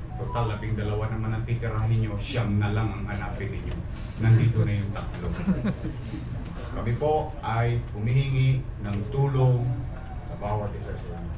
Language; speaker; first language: Filipino; native; Filipino